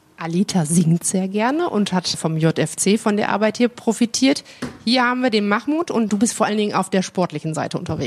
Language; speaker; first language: German; native; German